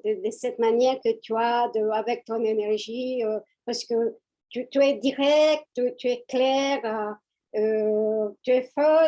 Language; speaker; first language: French; non-native, fluent; Spanish